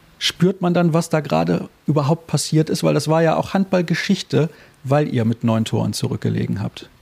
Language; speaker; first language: German; native; German